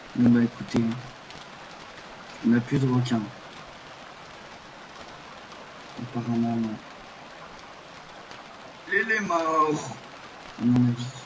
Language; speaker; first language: French; native; French